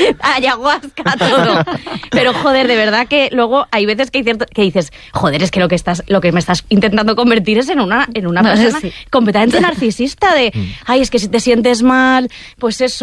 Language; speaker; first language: Spanish; native; Spanish